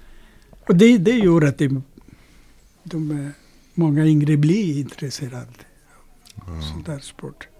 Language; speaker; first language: Swedish; non-native, fluent; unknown